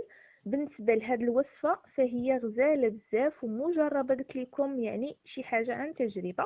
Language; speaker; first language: Arabic; native; Arabic